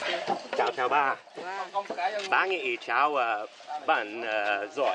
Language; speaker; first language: Vietnamese; non-native, learner; English